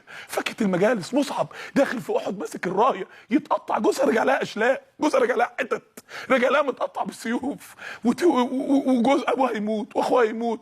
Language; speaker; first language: Arabic; native; Arabic